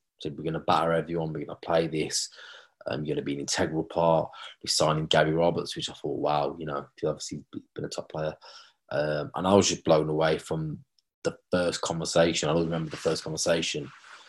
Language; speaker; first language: English; native; English